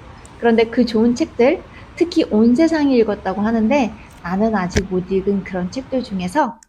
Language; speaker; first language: Korean; native; Korean